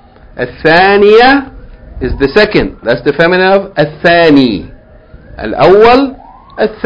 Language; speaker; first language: Arabic; non-native, fluent; English